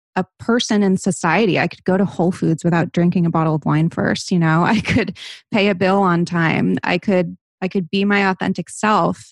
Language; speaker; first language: English; native; English